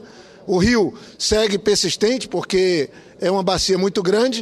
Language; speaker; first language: Portuguese; native; Portuguese